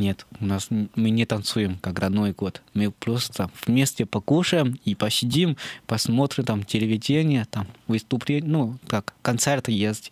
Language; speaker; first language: Russian; non-native, learner; Chinese